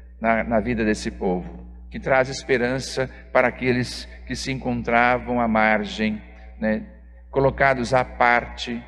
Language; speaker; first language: Portuguese; native; Portuguese